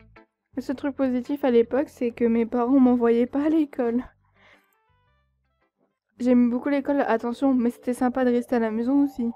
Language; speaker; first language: French; native; French